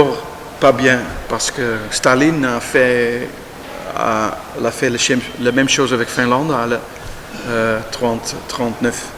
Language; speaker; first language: French; non-native, learner; Dutch